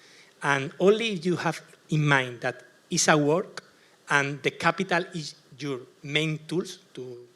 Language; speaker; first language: English; non-native, learner; Spanish